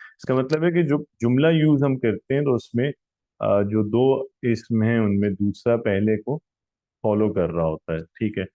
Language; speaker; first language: Urdu; native; Urdu